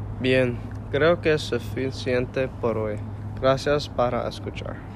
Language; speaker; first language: Spanish; non-native, learner; English